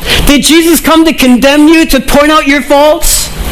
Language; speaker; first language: English; native; English